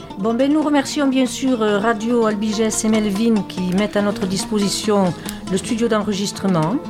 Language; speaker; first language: French; native; French